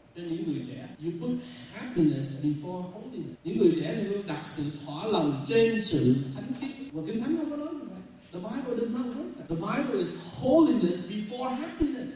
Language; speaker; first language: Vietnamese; early bilingual, heritage; Vietnamese